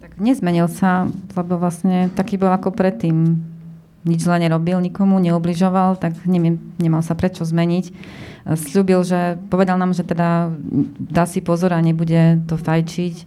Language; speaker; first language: Slovak; native; Slovak